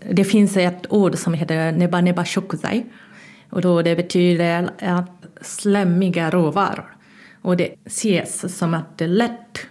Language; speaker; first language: Swedish; non-native, fluent; Japanese